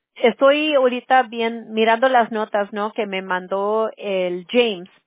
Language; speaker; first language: Spanish; early bilingual, other home language; English